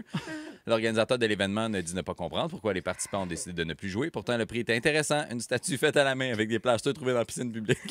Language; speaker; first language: French; native; French